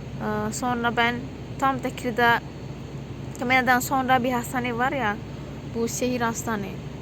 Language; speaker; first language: Turkish; non-native, learner; Indonesian